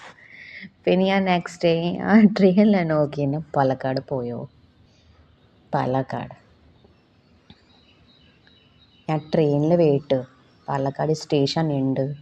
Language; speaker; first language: Malayalam; non-native, learner; Hindi